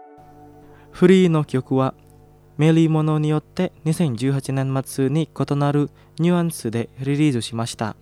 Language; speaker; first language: Japanese; non-native, fluent; Indonesian